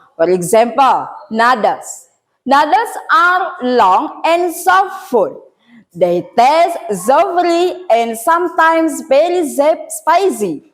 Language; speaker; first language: English; non-native, learner; Indonesian